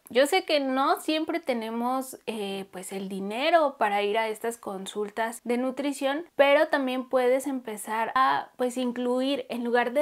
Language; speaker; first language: Spanish; native; Spanish